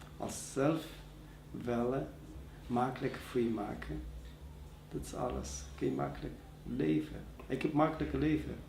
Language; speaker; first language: Dutch; non-native, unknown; Persian